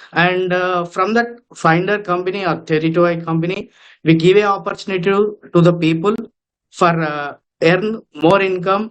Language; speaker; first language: English; non-native, local second language; Telugu